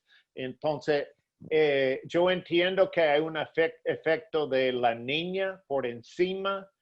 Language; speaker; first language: Spanish; non-native, fluent; English